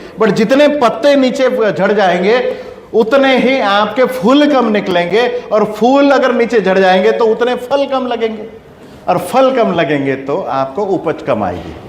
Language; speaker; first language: Hindi; non-native, local second language; Kannada